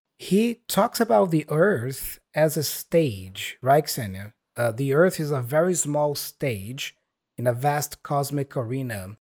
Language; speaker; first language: English; non-native, fluent; Portuguese